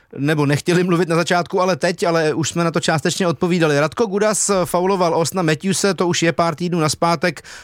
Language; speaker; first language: Czech; native; Czech